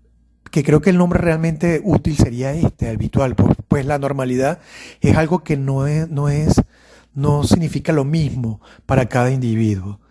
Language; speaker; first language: Spanish; native; Spanish